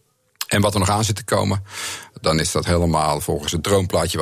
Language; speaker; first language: Dutch; native; Dutch